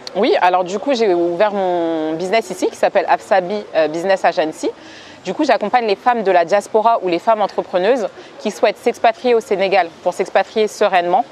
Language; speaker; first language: French; native; French